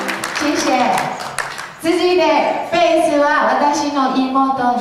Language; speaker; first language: Japanese; non-native, learner; Chinese